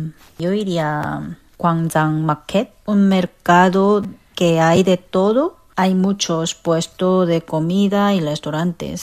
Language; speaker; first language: Spanish; non-native, fluent; Korean